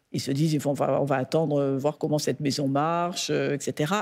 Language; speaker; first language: French; native; French